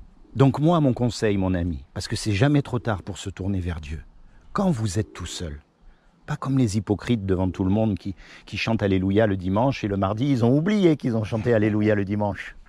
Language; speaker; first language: French; native; French